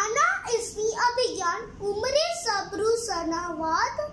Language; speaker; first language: Arabic; non-native, learner; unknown